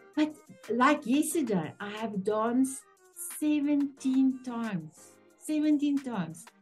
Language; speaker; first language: English; non-native, local second language; Afrikaans